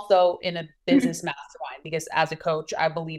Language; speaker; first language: English; native; English